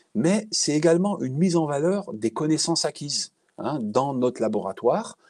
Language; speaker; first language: French; native; French